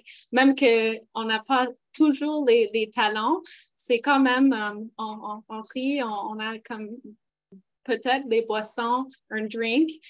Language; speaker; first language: French; non-native, local second language; English